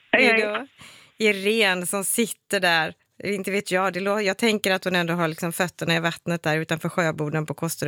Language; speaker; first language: Swedish; native; Swedish